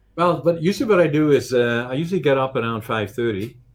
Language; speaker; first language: English; non-native, fluent; Dutch